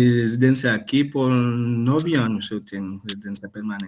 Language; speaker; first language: Portuguese; non-native, fluent; Haitian Creole